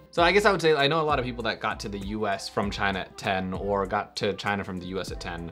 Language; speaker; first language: English; early bilingual, other home language; Spanish